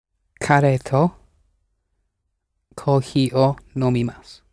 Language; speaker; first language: Japanese; non-native, learner; English